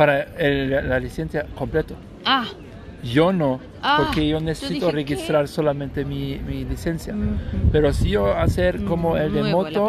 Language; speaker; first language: Spanish; non-native, learner; German